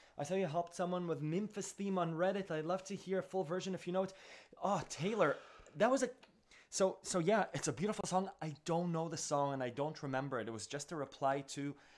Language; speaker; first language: English; native; English